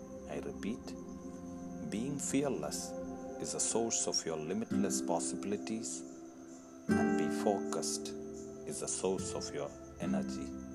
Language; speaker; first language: English; non-native, local second language; Malayalam